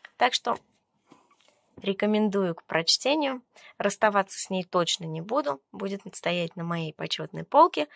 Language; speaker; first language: Russian; native; Russian